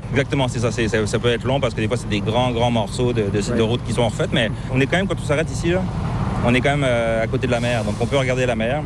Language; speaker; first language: French; native; French